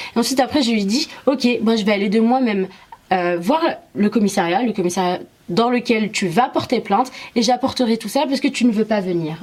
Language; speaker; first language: French; early bilingual, other home language; Arabic